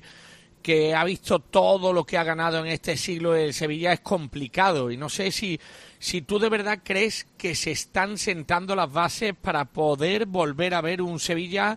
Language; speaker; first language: Spanish; native; Spanish